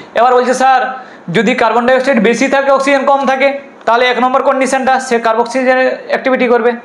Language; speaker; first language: Bangla; non-native, local second language; Hindi